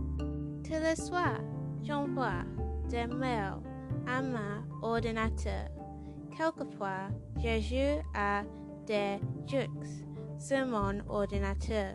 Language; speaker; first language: French; non-native, learner; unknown